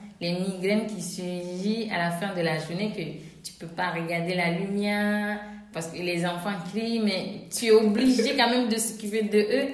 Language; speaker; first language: French; non-native, local second language; Ewe